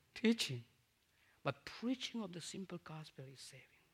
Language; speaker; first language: English; non-native, fluent; Burmese